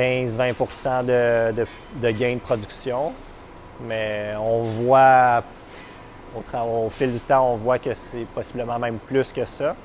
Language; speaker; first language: French; native; French